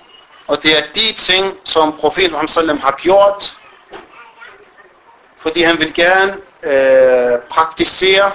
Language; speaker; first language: Danish; early bilingual, other home language; Arabic